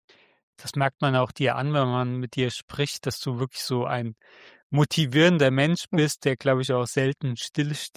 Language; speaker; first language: German; native; German